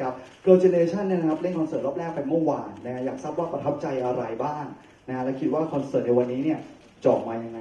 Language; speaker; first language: Thai; native; Thai